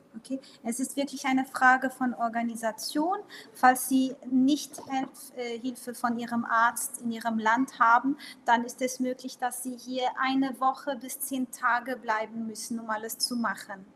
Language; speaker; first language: German; non-native, local second language; Portuguese